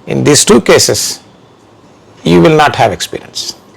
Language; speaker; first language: English; non-native, local second language; Telugu